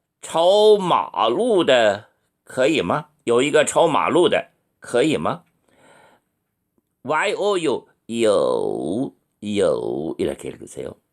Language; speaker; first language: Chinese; non-native, fluent; Korean